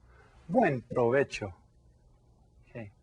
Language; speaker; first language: Spanish; non-native, fluent; English